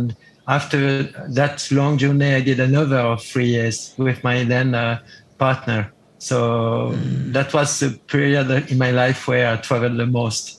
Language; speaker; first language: English; non-native, fluent; French